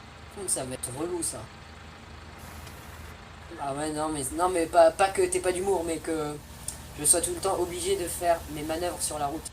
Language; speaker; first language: French; native; French